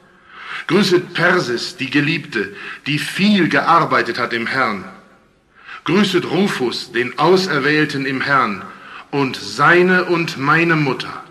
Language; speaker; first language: German; native; German